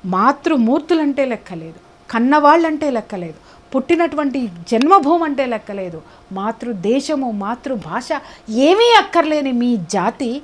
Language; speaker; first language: Telugu; native; Telugu